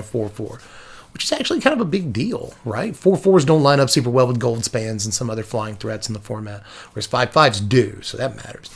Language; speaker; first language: English; native; English